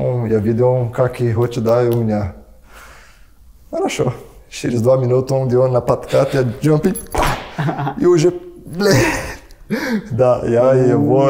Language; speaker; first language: Russian; non-native, learner; Portuguese